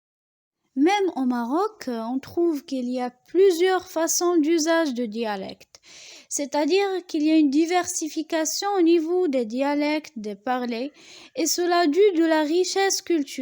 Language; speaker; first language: French; non-native, local second language; Arabic